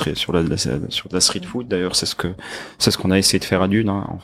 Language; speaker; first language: French; non-native, local second language; Arabic